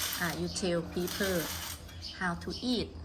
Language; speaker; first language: English; non-native, learner; Thai